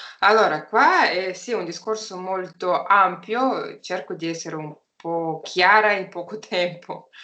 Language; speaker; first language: Italian; non-native, fluent; Russian